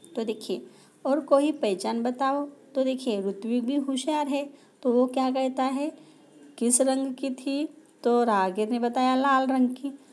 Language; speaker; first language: Hindi; non-native, local second language; Marathi